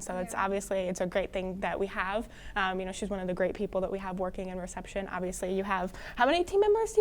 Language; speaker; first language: English; native; English